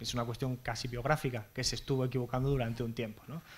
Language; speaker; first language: Spanish; native; Spanish